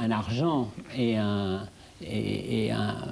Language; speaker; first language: French; native; French